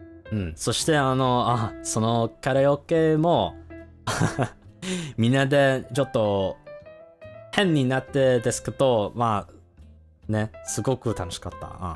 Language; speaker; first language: Japanese; non-native, learner; English